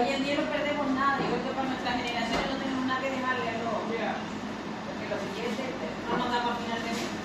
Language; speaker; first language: Spanish; native; Spanish